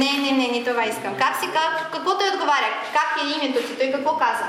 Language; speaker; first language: Bulgarian; non-native, fluent; Russian